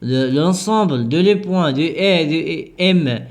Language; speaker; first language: French; non-native, local second language; Arabic